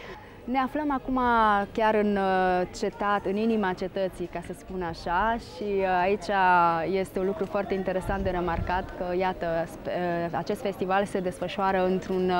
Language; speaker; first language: Romanian; native; Romanian